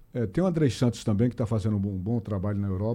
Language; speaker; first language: Portuguese; native; Portuguese